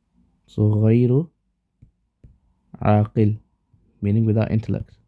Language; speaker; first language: English; native; English